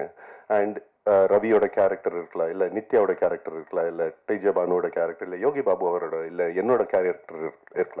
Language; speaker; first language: Tamil; non-native, local second language; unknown